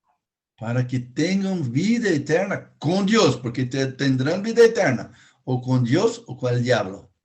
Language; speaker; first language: Spanish; non-native, fluent; Portuguese